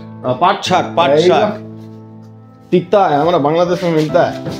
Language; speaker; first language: Hindi; non-native, learner; Bangla